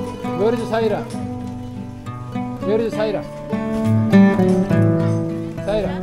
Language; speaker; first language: English; non-native, learner; Korean